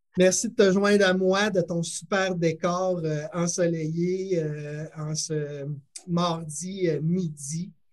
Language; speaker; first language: French; native; French